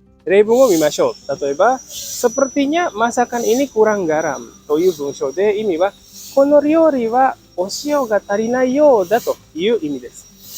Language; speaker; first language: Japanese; non-native, fluent; Indonesian